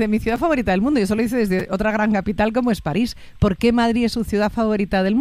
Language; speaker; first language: Spanish; native; Spanish